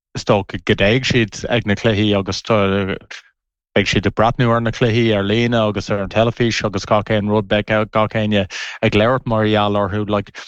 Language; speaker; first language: Irish; non-native, local second language; English